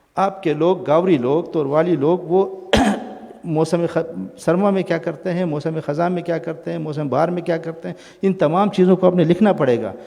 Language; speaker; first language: Urdu; non-native, local second language; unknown